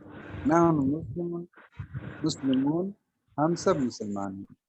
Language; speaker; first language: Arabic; non-native, learner; Urdu